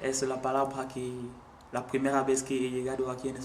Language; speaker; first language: Spanish; non-native, learner; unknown